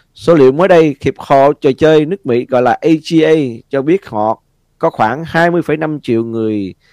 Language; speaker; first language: Vietnamese; early bilingual, heritage; Vietnamese